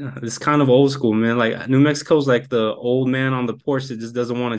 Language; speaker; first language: English; native; English